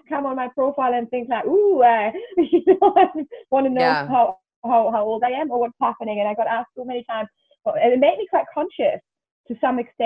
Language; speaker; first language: English; non-native, fluent; German